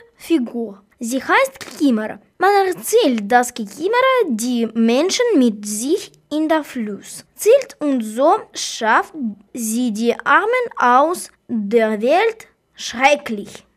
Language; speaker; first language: German; non-native, learner; Russian